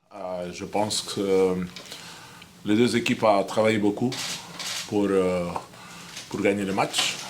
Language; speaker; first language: French; non-native, fluent; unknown